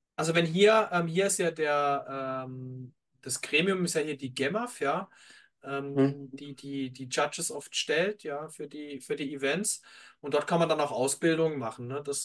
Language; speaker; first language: German; native; German